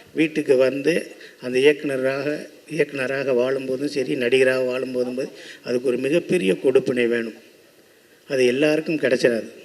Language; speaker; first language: Tamil; native; Tamil